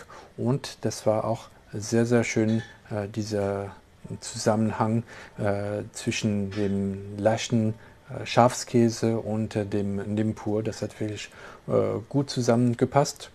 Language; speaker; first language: German; non-native, local second language; French